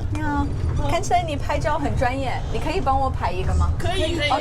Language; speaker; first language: Chinese; non-native, learner; English